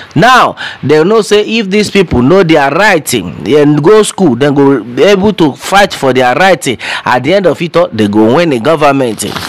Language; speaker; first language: Nigerian Pidgin; non-native, local second language; Yoruba